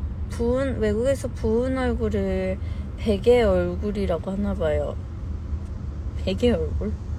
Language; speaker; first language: Korean; early bilingual, heritage; Korean